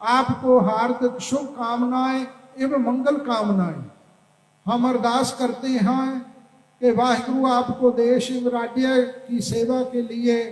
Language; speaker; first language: Hindi; non-native, local second language; Punjabi